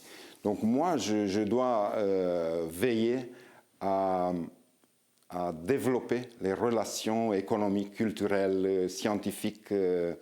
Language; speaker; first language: French; non-native, fluent; Romanian